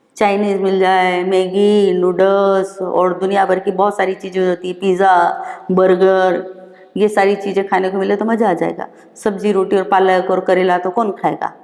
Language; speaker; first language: Hindi; native; Hindi